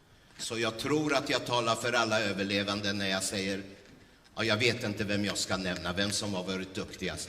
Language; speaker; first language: Swedish; early bilingual, other home language; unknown